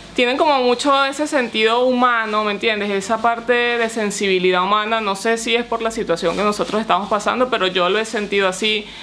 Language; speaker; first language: Spanish; native; Spanish